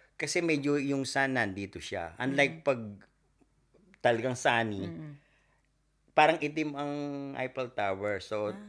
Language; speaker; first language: Filipino; non-native, local second language; Pampanga